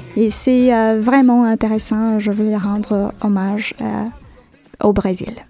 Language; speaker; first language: French; non-native, fluent; Portuguese